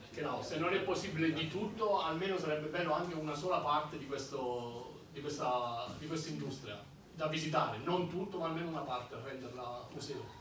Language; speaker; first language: Italian; early bilingual, heritage; German